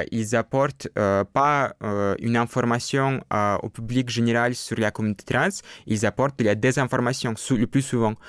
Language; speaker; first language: French; non-native, fluent; Russian